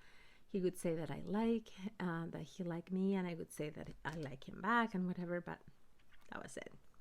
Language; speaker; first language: English; early bilingual, other home language; Spanish